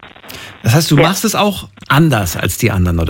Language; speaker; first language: German; native; German